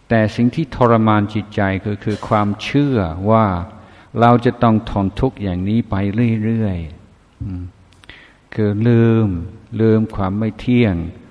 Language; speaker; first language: Thai; non-native, fluent; English